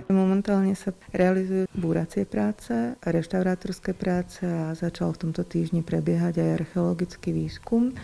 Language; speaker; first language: Slovak; native; Slovak